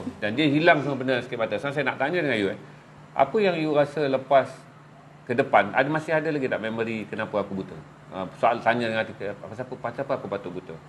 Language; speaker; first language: Malay; native; Malay